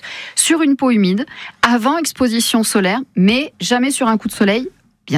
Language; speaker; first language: French; native; French